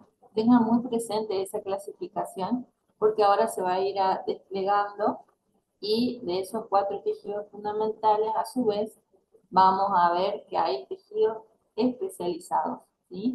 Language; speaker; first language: Spanish; native; Spanish